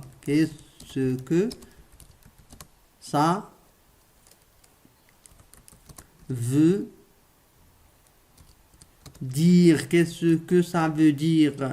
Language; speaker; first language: French; non-native, local second language; Arabic